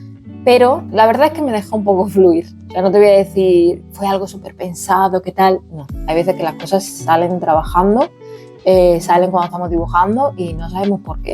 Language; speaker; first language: Spanish; native; Spanish